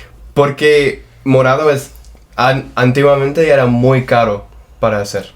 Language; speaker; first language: Spanish; non-native, fluent; English